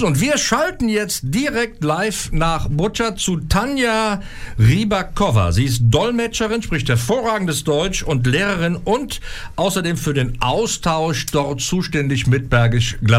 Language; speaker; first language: German; native; German